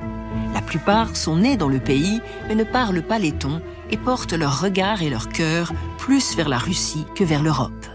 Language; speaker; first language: French; native; French